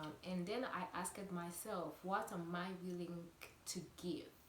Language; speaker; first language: English; non-native, local second language; Kinyarwanda